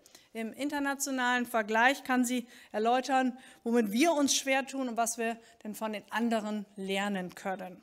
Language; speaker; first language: German; native; German